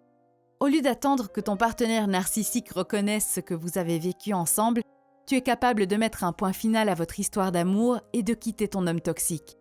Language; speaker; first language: French; native; French